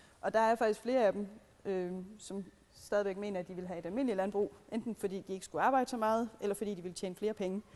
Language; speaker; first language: Danish; native; Danish